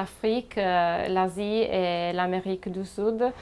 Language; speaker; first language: French; non-native, fluent; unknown